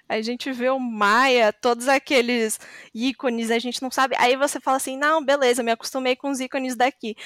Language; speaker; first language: Portuguese; native; Portuguese